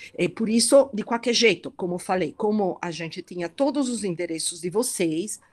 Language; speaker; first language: Portuguese; non-native, fluent; Italian